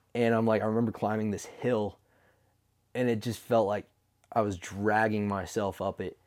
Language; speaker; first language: English; native; English